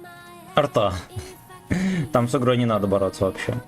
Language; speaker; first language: Russian; native; Russian